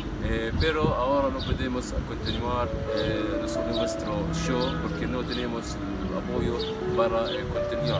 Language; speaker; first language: Spanish; non-native, learner; Arabic